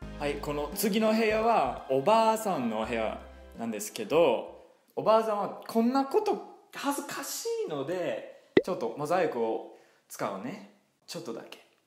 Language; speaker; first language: Japanese; non-native, fluent; English